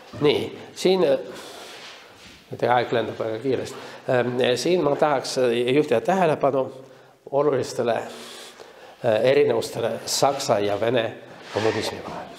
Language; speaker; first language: Estonian; non-native, local second language; Russian